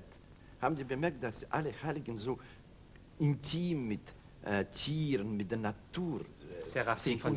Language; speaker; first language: German; non-native, learner; Russian